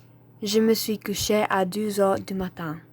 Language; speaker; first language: French; non-native, learner; Slovenian